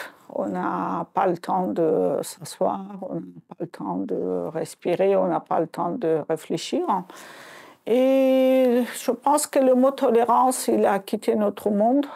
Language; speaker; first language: French; non-native, fluent; Azerbaijani